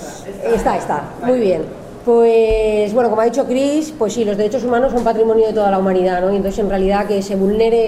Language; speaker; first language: Spanish; native; Spanish